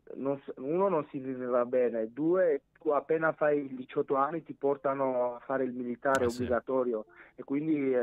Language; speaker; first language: Italian; non-native, fluent; Armenian